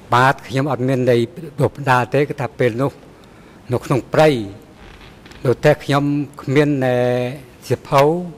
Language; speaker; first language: Khmer; non-native, local second language; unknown